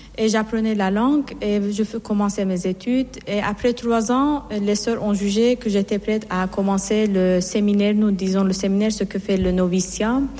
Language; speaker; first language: French; non-native, fluent; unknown